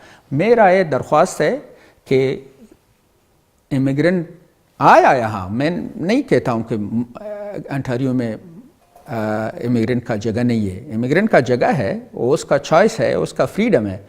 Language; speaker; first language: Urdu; non-native, learner; Pashto